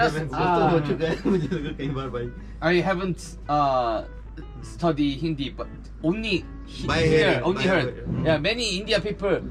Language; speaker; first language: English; non-native, learner; Korean